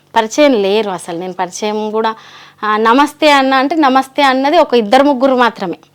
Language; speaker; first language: Telugu; native; Telugu